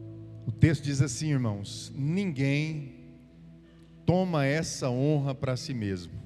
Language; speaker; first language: Portuguese; native; Portuguese